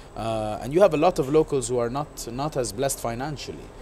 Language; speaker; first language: English; non-native, local second language; Arabic